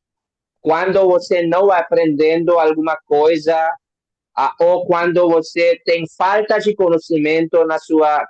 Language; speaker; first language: Portuguese; non-native, learner; Hindi